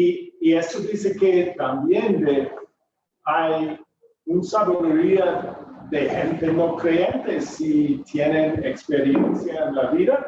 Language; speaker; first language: Spanish; non-native, fluent; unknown